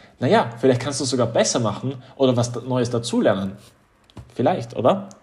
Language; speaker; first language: German; early bilingual, other home language; Polish